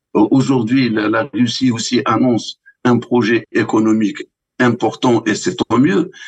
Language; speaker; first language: French; non-native, local second language; Arabic